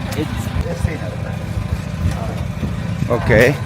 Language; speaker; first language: English; non-native, learner; Polish